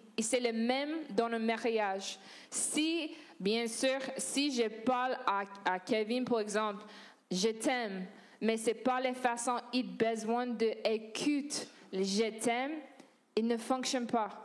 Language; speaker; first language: French; non-native, learner; English